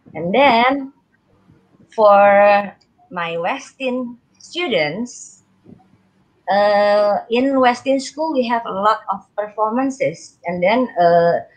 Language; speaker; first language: English; non-native, learner; Indonesian